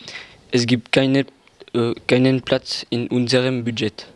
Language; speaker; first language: German; non-native, learner; French